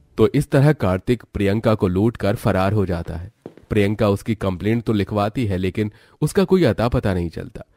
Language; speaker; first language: Hindi; native; Hindi